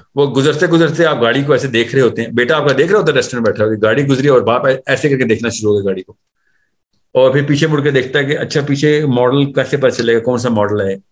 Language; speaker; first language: Urdu; native; Urdu